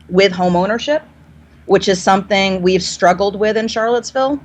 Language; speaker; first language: English; native; English